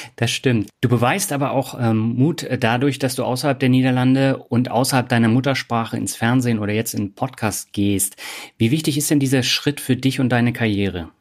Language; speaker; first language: German; native; German